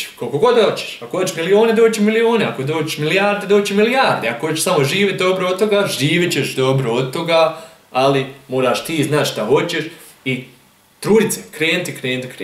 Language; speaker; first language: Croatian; early bilingual, heritage; German